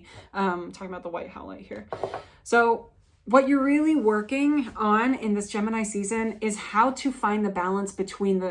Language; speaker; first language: English; native; English